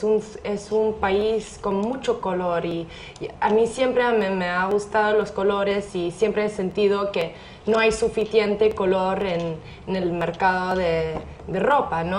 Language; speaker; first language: Spanish; non-native, fluent; English